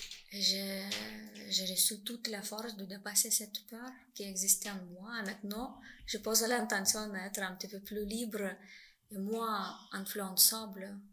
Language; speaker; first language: French; non-native, fluent; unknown